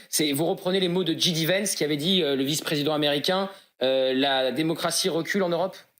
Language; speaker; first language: French; native; French